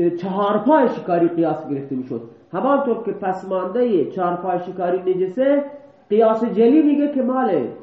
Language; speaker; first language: Persian; non-native, local second language; Baluchi